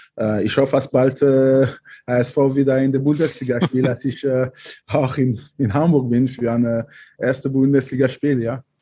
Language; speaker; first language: German; non-native, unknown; French